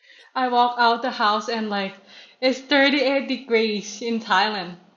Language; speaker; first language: English; non-native, learner; Thai